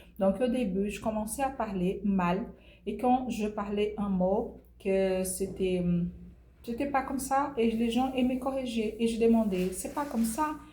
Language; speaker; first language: French; non-native, fluent; Portuguese